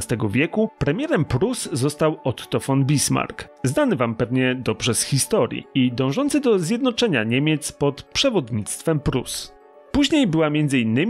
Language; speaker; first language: Polish; native; Polish